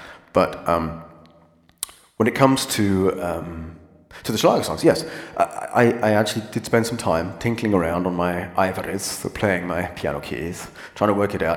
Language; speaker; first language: English; native; English